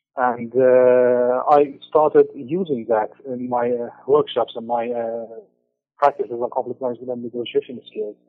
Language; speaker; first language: English; non-native, fluent; Persian